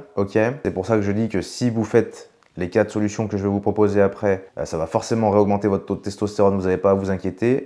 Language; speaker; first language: French; native; French